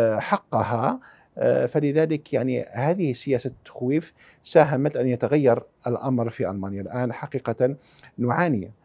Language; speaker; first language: Arabic; early bilingual, heritage; Arabic